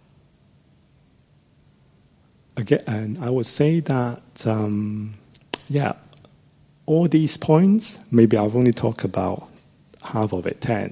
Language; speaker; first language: English; non-native, local second language; Cantonese